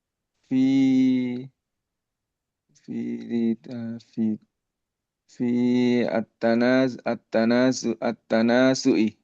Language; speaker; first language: Arabic; non-native, learner; Indonesian